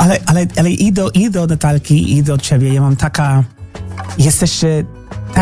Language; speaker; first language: Polish; non-native, learner; English